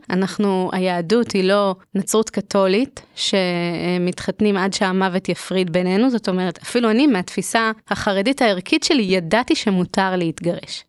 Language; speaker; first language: Hebrew; native; Hebrew